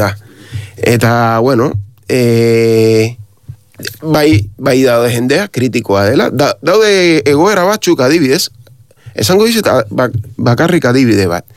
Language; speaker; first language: Basque; non-native, learner; Spanish